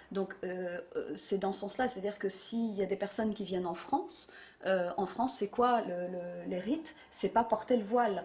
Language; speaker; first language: French; non-native, fluent; Persian